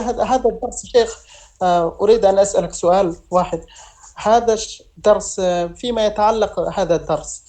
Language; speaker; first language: Arabic; non-native, learner; Bangla